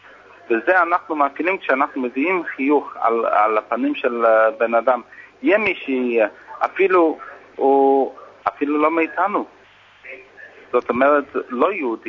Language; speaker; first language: Hebrew; non-native, fluent; English